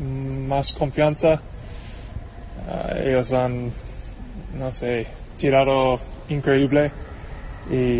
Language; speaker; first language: Spanish; non-native, fluent; English